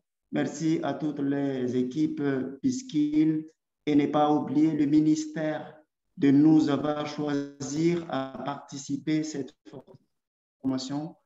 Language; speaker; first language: French; non-native, local second language; Malagasy